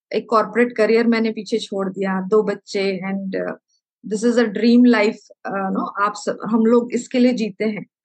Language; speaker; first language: Hindi; non-native, local second language; Malayalam